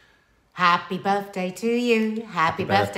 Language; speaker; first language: English; native; English